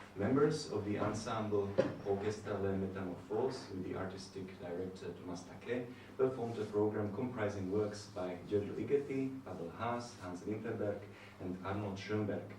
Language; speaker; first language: English; non-native, fluent; Slovak